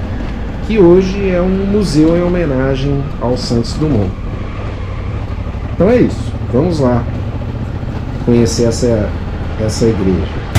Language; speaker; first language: Portuguese; native; Portuguese